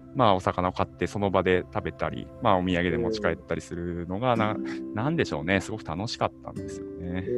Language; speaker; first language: Japanese; native; Japanese